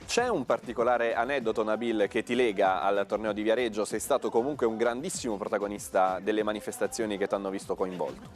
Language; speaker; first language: Italian; native; Italian